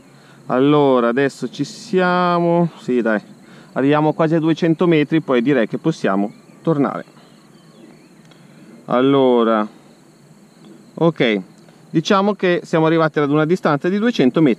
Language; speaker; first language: Italian; native; Italian